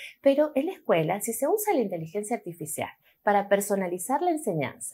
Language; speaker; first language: Spanish; native; Spanish